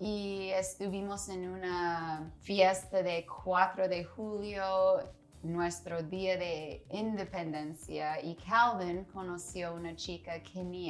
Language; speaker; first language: Spanish; non-native, learner; English